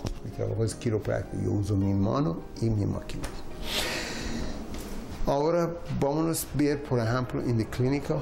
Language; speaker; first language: Spanish; non-native, learner; Persian